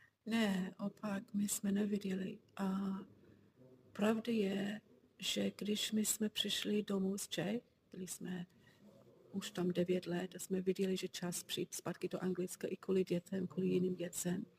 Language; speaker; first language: Czech; non-native, fluent; English